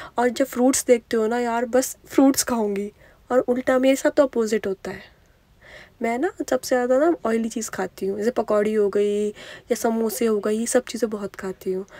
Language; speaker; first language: Hindi; native; Hindi